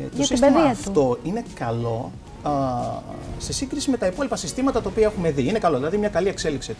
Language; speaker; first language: Greek; native; Greek